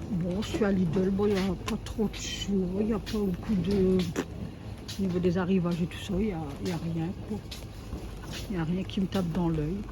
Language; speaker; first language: French; native; French